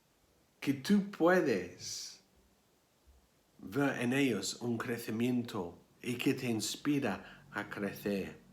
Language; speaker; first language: Spanish; non-native, fluent; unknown